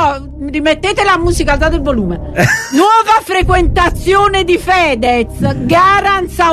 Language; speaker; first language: Italian; native; Italian